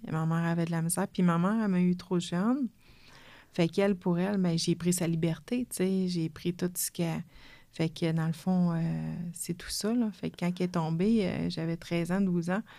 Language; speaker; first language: French; native; French